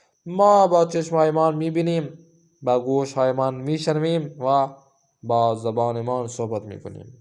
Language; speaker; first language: Persian; non-native, fluent; Urdu